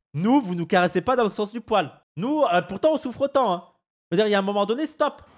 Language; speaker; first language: French; native; French